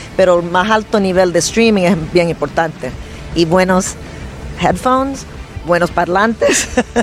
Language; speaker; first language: Spanish; early bilingual, heritage; Spanish